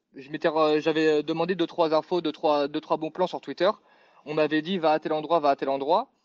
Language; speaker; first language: French; native; French